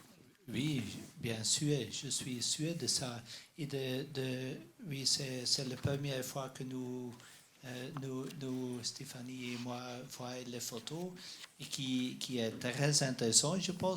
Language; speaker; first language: French; non-native, learner; Dutch